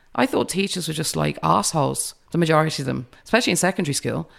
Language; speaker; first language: English; native; English